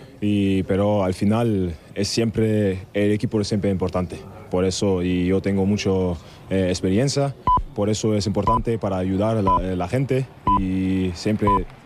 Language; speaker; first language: Spanish; non-native, fluent; German